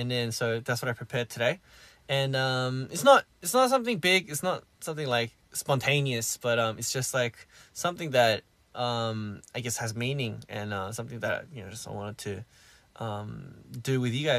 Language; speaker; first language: English; early bilingual, other home language; Korean